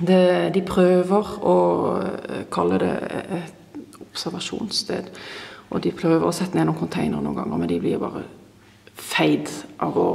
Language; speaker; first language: Norwegian; non-native, fluent; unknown